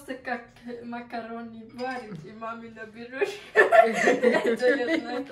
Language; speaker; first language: Russian; early bilingual, heritage; Russian